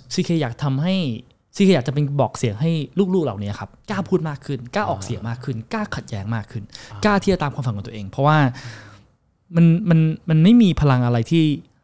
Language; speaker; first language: Thai; non-native, fluent; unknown